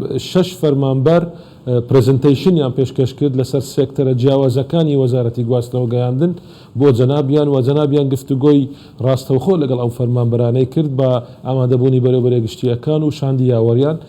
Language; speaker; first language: Central Kurdish; non-native, local second language; Assyrian Neo-Aramaic